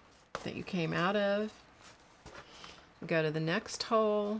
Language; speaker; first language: English; native; English